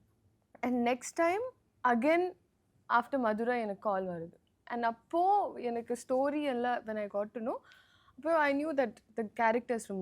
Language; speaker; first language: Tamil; non-native, learner; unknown